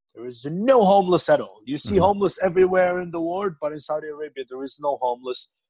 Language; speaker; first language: English; non-native, fluent; Arabic